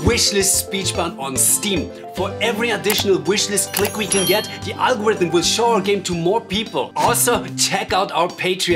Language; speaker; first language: English; non-native, fluent; German